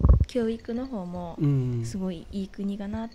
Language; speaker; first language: Japanese; non-native, fluent; Vietnamese